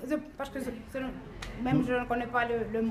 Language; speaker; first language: French; non-native, learner; Greek